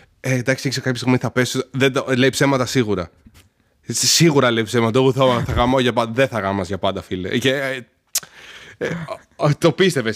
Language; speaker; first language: Greek; early bilingual, heritage; Greek